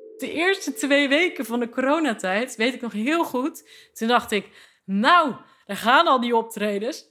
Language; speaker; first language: Dutch; native; Dutch